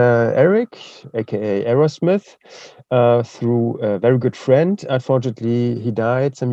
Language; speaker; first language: English; non-native, fluent; German